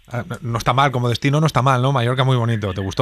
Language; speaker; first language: Spanish; native; Spanish